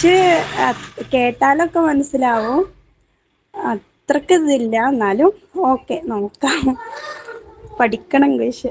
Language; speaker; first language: Malayalam; native; Malayalam